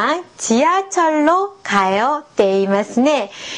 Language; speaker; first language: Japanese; non-native, fluent; Korean